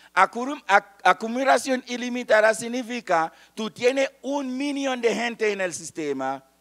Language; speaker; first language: Spanish; non-native, fluent; Haitian Creole